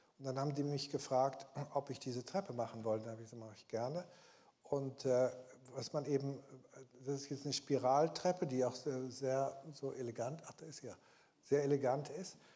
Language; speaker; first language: German; early bilingual, heritage; German